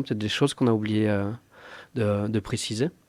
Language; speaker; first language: French; native; French